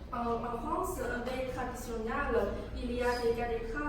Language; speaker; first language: French; non-native, learner; Chinese